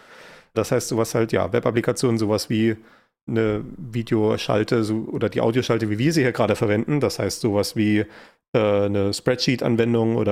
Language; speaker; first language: German; native; German